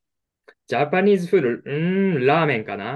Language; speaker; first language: English; non-native, learner; Japanese